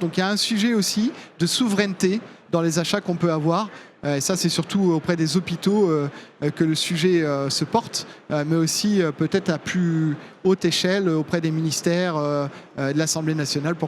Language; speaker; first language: French; native; French